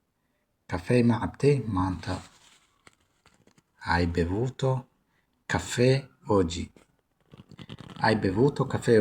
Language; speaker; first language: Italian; non-native, fluent; Somali